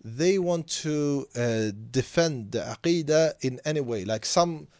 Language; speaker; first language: English; non-native, fluent; Swedish